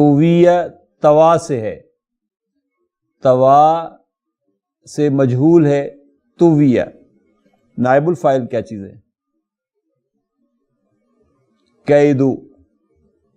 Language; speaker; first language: Urdu; native; Urdu